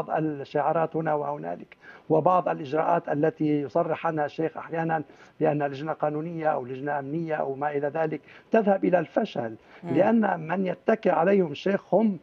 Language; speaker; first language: Arabic; native; Arabic